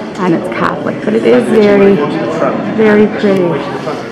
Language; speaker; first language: English; early bilingual, heritage; English